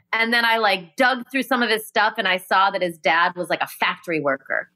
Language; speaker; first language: English; native; English